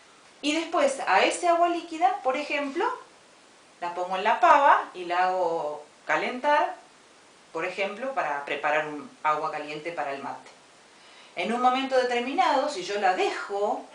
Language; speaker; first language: Spanish; native; Spanish